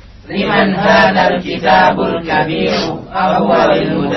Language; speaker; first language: Arabic; non-native, learner; Indonesian